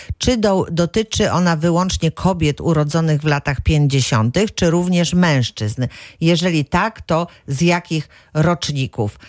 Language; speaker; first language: Polish; native; Polish